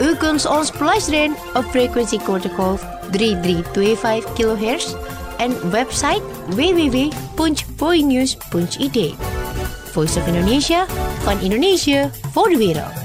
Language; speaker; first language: Dutch; non-native, fluent; Indonesian